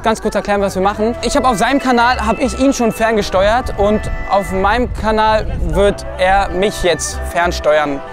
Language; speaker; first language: German; native; German